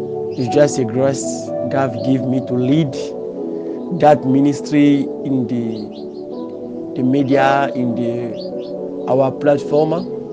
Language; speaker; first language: English; non-native, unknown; Lingala